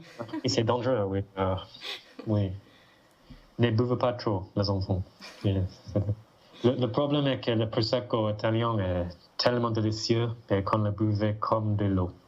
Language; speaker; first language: French; non-native, fluent; English